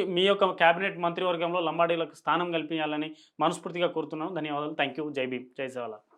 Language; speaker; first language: Telugu; non-native, local second language; Lambadi